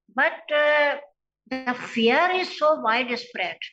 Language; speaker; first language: English; non-native, local second language; Hindi